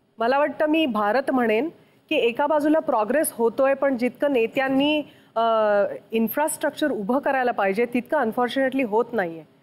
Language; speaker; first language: Marathi; native; Marathi